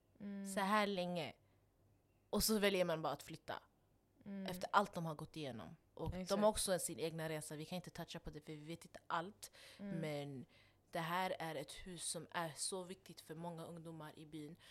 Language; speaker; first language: Swedish; non-native, local second language; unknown